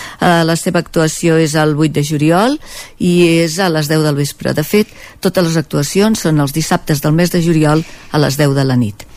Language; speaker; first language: Catalan; native; Catalan